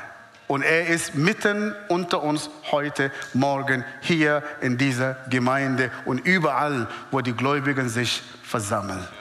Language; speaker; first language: German; non-native, fluent; Arabic